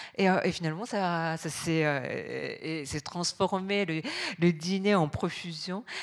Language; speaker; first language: French; non-native, fluent; Japanese